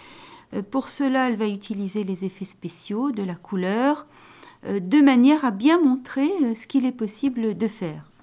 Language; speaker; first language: French; native; French